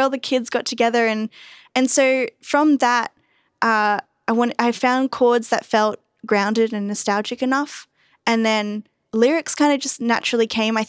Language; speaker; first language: English; native; English